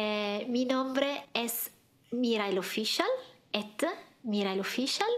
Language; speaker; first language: Spanish; non-native, learner; Italian